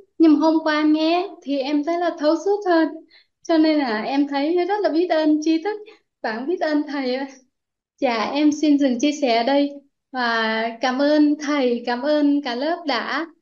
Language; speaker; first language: Vietnamese; non-native, local second language; Jarai